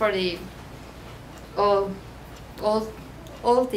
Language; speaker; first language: English; non-native, learner; Spanish